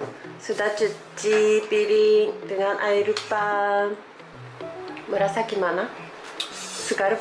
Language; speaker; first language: Indonesian; non-native, learner; Korean